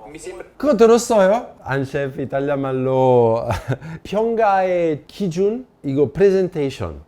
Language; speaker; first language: Korean; non-native, fluent; Italian